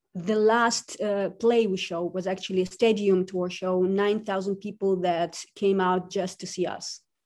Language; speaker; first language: English; non-native, fluent; Russian